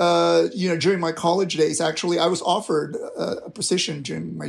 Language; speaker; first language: English; non-native, local second language; Filipino